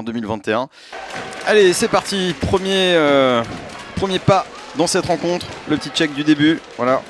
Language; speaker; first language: French; native; French